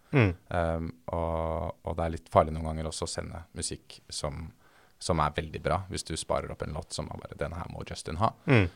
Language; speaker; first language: Norwegian; native; Norwegian